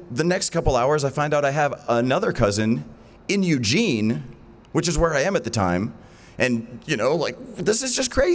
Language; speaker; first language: English; native; English